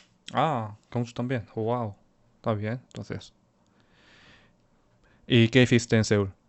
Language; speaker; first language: Spanish; non-native, fluent; Korean